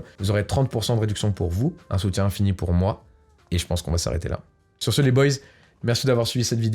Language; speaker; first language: French; native; French